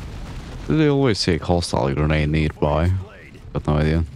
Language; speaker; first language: English; native; English